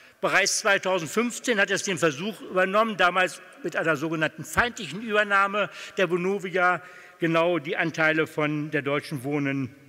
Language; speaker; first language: German; native; German